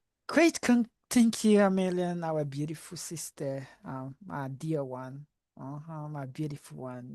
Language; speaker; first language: English; non-native, fluent; Haitian Creole